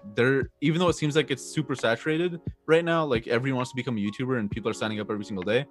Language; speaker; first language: English; native; English